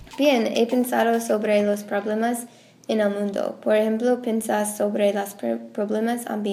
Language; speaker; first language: Spanish; non-native, learner; English